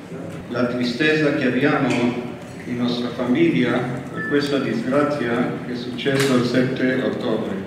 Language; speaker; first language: Italian; non-native, fluent; Spanish